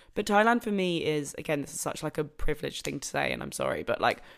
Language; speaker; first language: English; native; English